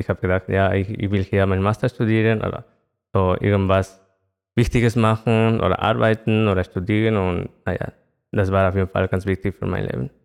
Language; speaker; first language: German; non-native, fluent; Spanish